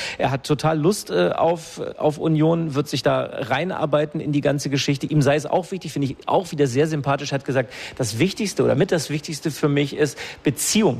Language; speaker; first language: German; native; German